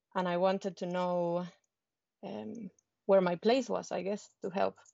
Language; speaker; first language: English; non-native, fluent; Spanish